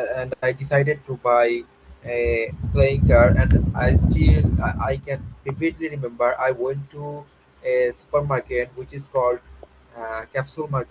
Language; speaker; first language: English; non-native, learner; Bangla